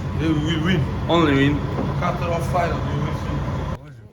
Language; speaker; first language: English; non-native, learner; Portuguese